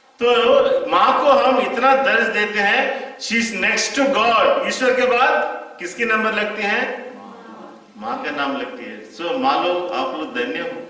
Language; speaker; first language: Hindi; non-native, local second language; Tamil